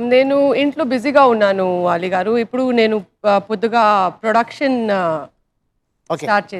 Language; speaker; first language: Telugu; non-native, local second language; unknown